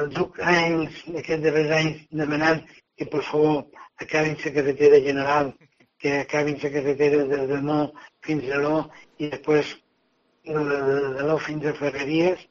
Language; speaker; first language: Catalan; non-native, local second language; Spanish